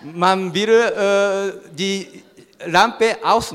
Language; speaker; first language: German; non-native, learner; Japanese